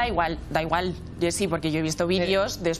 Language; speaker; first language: Spanish; native; Spanish